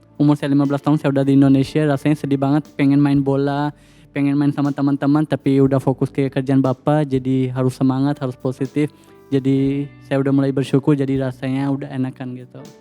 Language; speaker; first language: Indonesian; non-native, fluent; Urdu